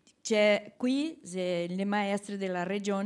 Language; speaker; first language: Italian; non-native, learner; Portuguese